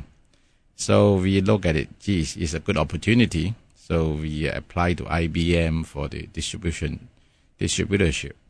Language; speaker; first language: English; non-native, local second language; Cantonese